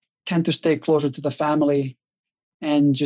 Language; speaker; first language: English; non-native, fluent; Catalan